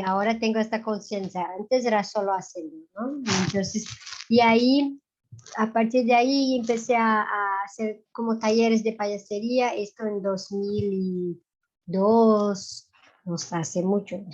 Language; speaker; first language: Spanish; non-native, fluent; Portuguese